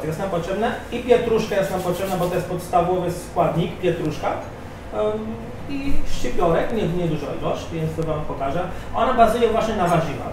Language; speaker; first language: Polish; non-native, fluent; Arabic